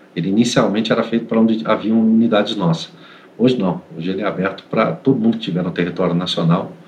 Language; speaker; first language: Portuguese; native; Portuguese